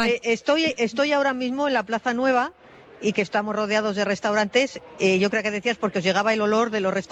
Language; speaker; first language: Spanish; native; Spanish